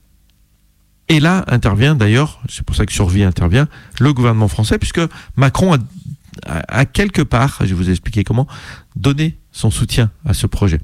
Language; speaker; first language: French; native; French